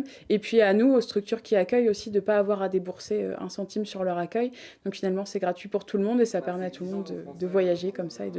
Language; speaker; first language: French; native; French